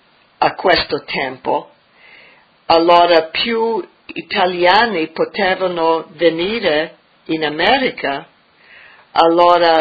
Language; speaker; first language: Italian; early bilingual, heritage; English